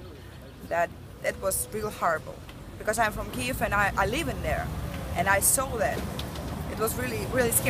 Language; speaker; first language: English; non-native, learner; Russian